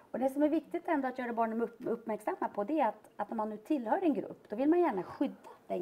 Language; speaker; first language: Swedish; native; Swedish